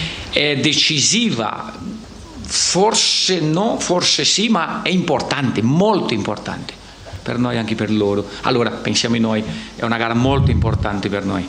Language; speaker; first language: Italian; non-native, fluent; Portuguese